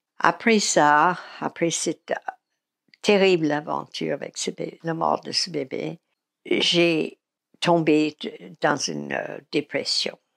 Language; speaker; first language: French; non-native, fluent; English